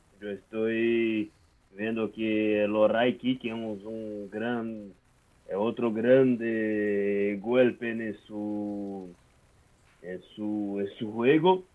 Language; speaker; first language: Spanish; non-native, learner; Portuguese